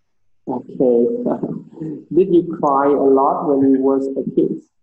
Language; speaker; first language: English; non-native, learner; Vietnamese